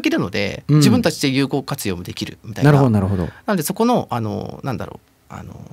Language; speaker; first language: Japanese; native; Japanese